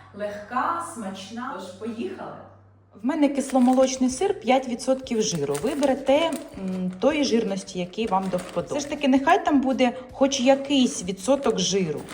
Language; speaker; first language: Ukrainian; non-native, local second language; Russian